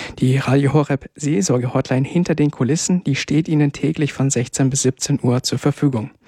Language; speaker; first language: German; native; German